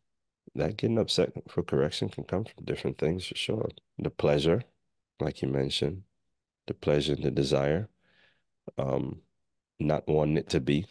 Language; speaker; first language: English; native; English